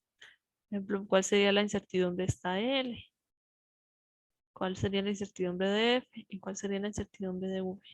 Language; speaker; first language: Spanish; native; Spanish